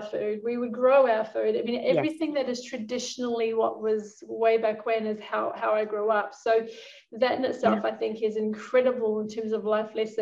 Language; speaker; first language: English; native; English